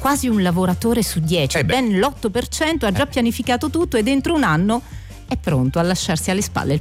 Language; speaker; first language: Italian; native; Italian